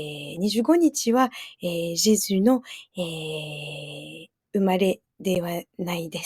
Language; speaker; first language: Japanese; non-native, fluent; French